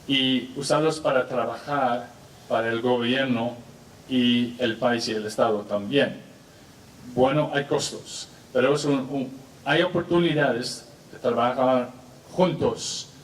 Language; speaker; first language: Spanish; non-native, fluent; English